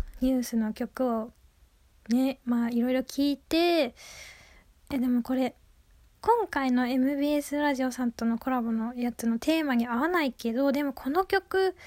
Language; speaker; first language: Japanese; native; Japanese